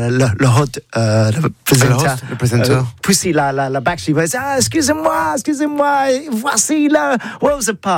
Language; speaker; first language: French; non-native, learner; English